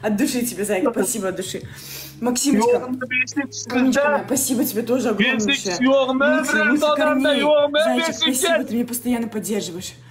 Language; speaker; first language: Russian; native; Russian